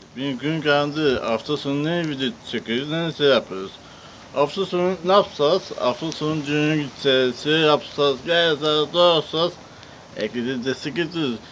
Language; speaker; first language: Turkish; non-native, learner; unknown